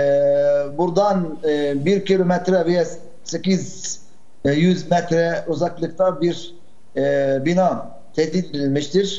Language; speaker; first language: Turkish; non-native, fluent; Arabic